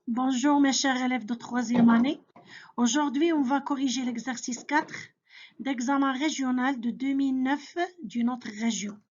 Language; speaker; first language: French; non-native, local second language; Arabic